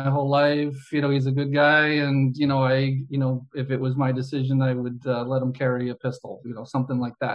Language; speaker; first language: English; native; English